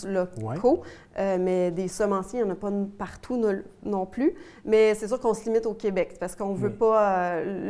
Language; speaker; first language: French; native; French